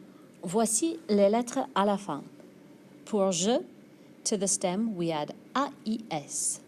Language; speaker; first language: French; non-native, fluent; English